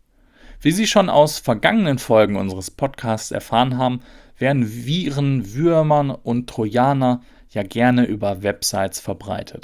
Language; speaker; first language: German; native; German